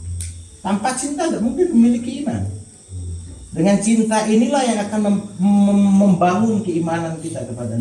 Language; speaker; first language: Indonesian; native; Indonesian